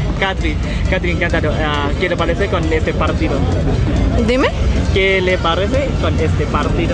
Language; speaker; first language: Spanish; non-native, learner; Thai